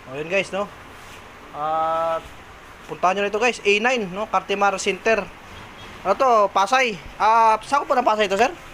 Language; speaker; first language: Filipino; non-native, local second language; Cebuano